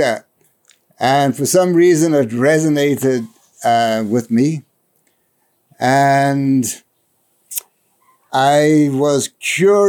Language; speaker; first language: English; native; English